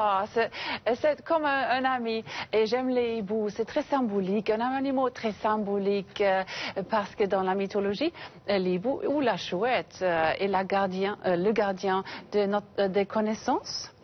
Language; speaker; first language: French; non-native, fluent; English